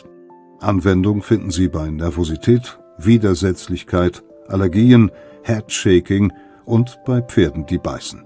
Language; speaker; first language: German; native; German